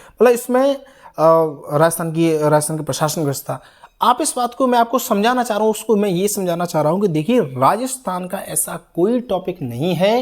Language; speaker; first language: Hindi; native; Hindi